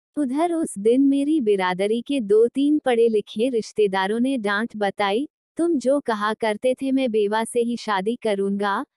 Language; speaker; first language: Hindi; non-native, local second language; Marathi